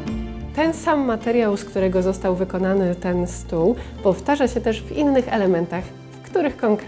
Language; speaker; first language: Polish; native; Polish